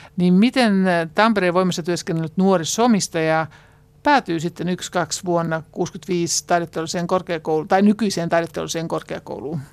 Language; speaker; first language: Finnish; native; Finnish